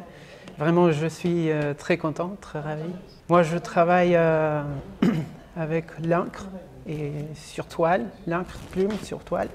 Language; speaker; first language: French; non-native, fluent; Spanish